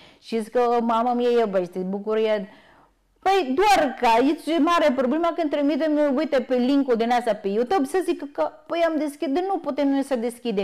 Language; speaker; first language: Romanian; non-native, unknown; Filipino